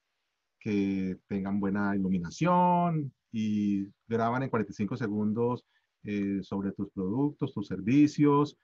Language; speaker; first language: Spanish; native; Spanish